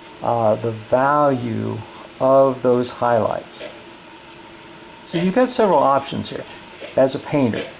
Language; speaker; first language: English; native; English